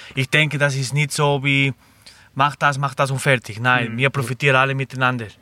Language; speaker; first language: German; non-native, learner; Spanish